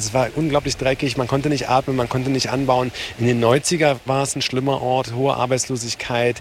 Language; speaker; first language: German; native; German